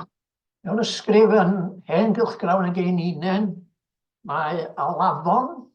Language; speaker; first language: Welsh; native; Welsh